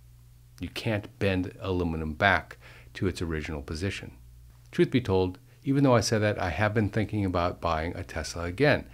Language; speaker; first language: English; native; English